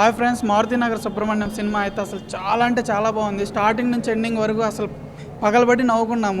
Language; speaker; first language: Telugu; native; Telugu